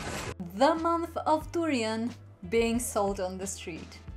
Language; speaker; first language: English; non-native, fluent; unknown